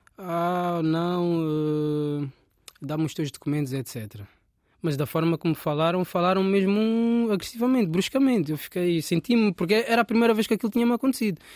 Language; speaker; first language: Portuguese; native; Portuguese